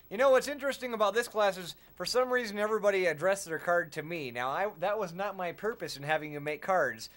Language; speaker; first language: English; native; English